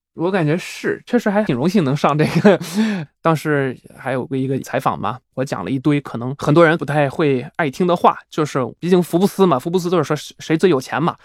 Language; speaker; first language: Chinese; non-native, fluent; Swiss German